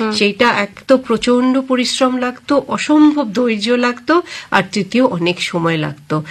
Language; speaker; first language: Bangla; native; Bangla